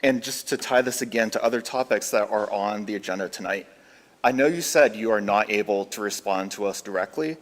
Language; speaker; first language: English; native; English